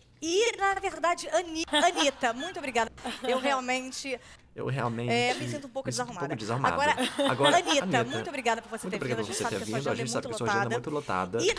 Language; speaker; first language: Portuguese; native; Portuguese